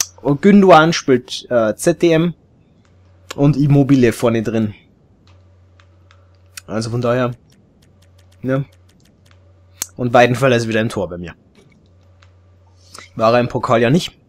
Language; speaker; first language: German; native; German